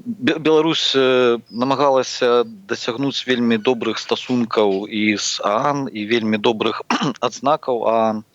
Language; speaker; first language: Belarusian; native; Belarusian